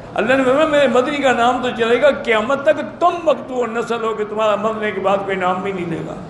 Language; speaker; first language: Urdu; native; Urdu